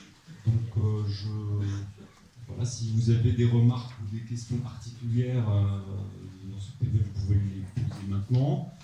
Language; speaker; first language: French; native; French